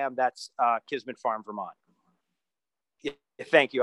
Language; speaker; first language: English; native; English